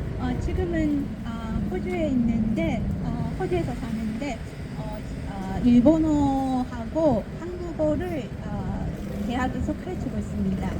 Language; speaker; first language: Korean; early bilingual, heritage; Japanese